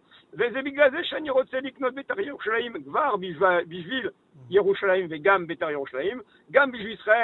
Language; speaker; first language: Hebrew; non-native, learner; French